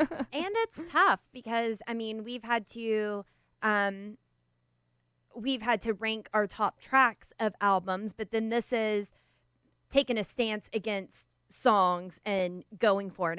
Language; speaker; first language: English; native; English